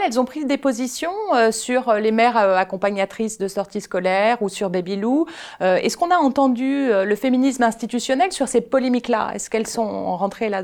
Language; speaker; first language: French; native; French